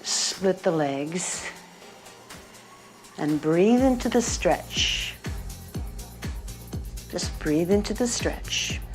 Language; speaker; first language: English; native; English